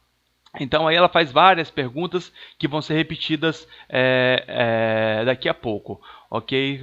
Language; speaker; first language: Portuguese; native; Portuguese